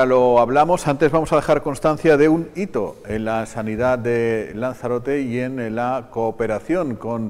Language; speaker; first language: Spanish; native; Spanish